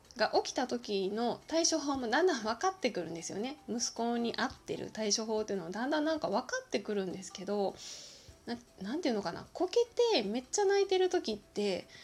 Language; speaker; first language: Japanese; native; Japanese